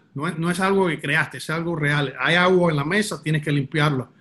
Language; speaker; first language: Spanish; early bilingual, heritage; Spanish